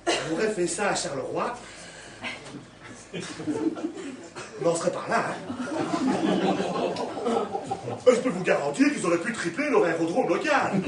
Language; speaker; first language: French; native; French